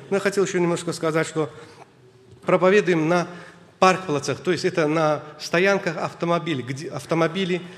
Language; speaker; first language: Russian; non-native, local second language; Azerbaijani